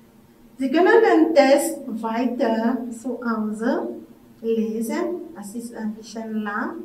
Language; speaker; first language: German; non-native, fluent; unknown